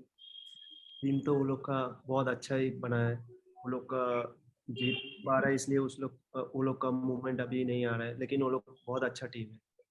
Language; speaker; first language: Hindi; non-native, local second language; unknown